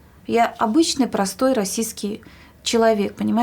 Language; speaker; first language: Russian; native; Russian